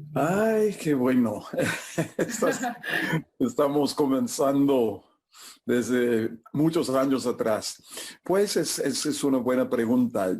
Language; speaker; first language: Spanish; non-native, fluent; English